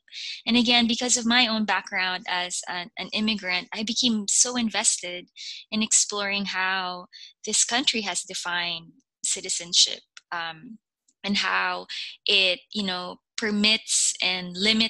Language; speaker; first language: English; non-native, local second language; Filipino